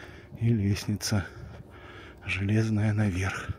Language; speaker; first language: Russian; native; Russian